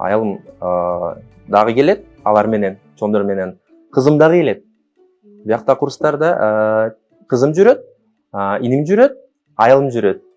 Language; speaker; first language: Kyrgyz; non-native, local second language; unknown